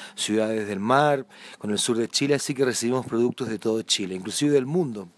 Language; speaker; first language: Spanish; native; Spanish